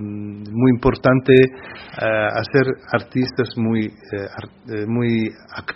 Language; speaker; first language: Spanish; non-native, fluent; Italian